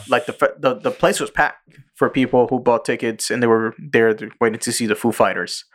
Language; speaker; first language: English; early bilingual, other home language; Spanish